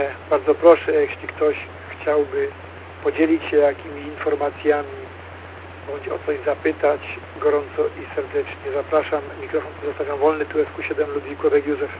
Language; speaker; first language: Polish; native; Polish